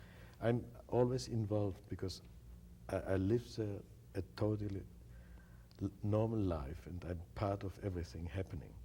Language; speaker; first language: English; non-native, fluent; German